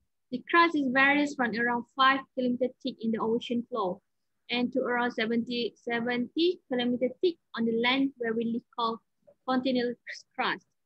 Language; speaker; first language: English; non-native, local second language; Malay